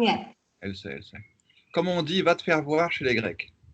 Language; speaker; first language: French; native; French